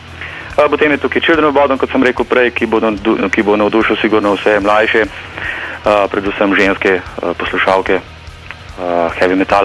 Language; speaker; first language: Slovenian; native; Slovenian